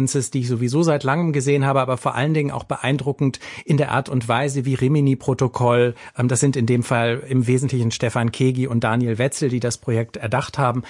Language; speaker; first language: German; native; German